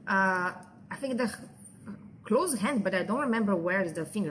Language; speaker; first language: English; non-native, fluent; Portuguese